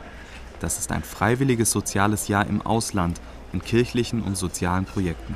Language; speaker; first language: German; native; German